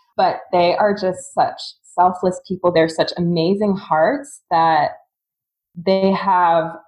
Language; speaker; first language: English; native; English